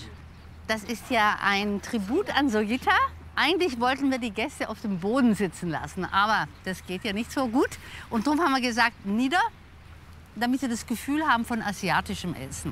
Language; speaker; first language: German; native; German